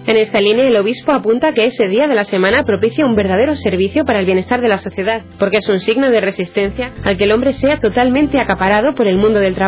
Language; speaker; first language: Spanish; native; Spanish